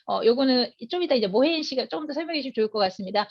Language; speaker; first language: Korean; native; Korean